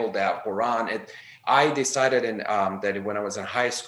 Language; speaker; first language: English; non-native, fluent; Armenian